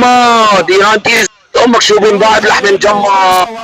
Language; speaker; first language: Arabic; native; Arabic